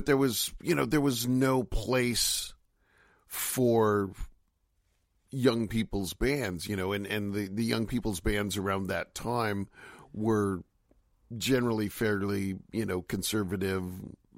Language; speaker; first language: English; native; English